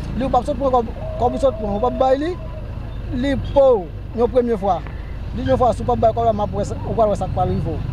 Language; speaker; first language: Haitian Creole; native; Haitian Creole